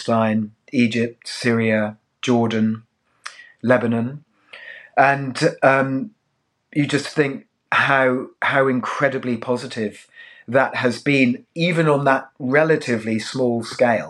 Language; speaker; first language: English; native; English